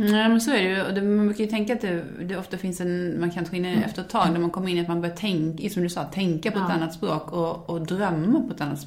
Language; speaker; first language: Swedish; native; Swedish